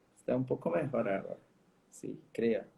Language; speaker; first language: Spanish; non-native, learner; Portuguese